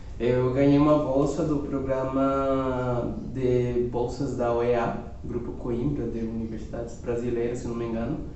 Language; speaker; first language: Portuguese; non-native, fluent; Spanish